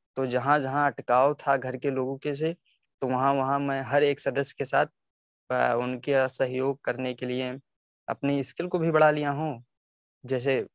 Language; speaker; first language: Hindi; native; Hindi